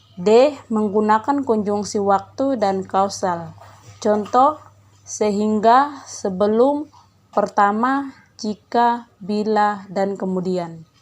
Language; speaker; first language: Indonesian; native; Indonesian